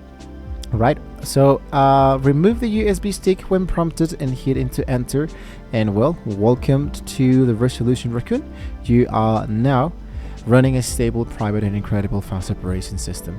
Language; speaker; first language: English; non-native, fluent; Spanish